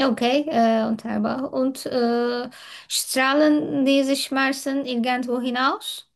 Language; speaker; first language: German; non-native, learner; Turkish